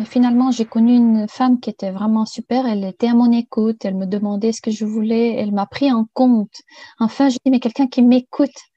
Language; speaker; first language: French; non-native, fluent; Bulgarian